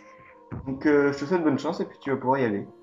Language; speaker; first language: French; native; French